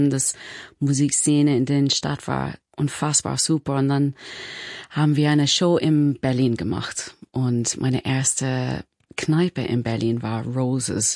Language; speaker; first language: German; non-native, learner; English